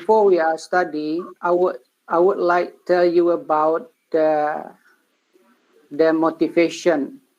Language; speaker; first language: English; non-native, learner; Indonesian